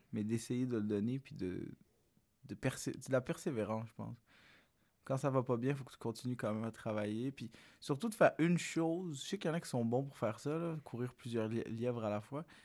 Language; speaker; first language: French; early bilingual, other home language; Arabic